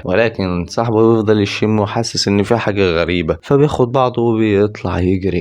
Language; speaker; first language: Arabic; native; Arabic